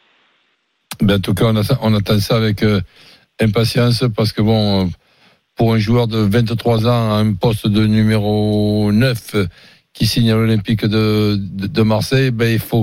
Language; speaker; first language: French; native; French